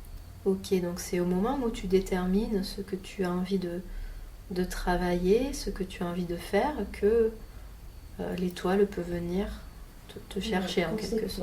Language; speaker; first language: French; native; French